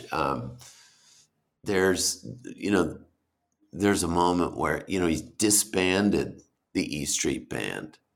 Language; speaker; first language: English; native; English